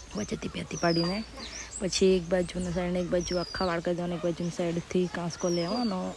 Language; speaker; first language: Gujarati; native; Gujarati